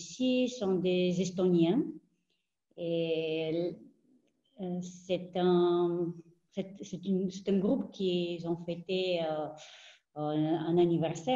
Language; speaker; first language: French; non-native, fluent; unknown